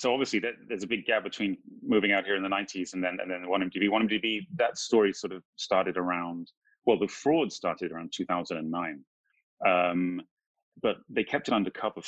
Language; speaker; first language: English; native; English